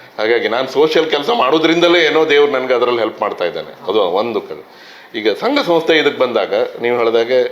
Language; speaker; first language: Kannada; native; Kannada